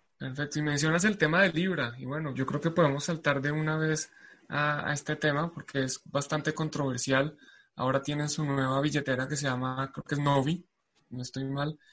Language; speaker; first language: Spanish; native; Spanish